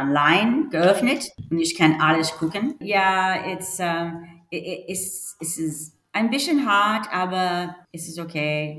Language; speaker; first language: German; non-native, learner; English